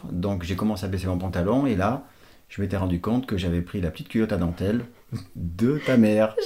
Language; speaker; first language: French; non-native, fluent; Portuguese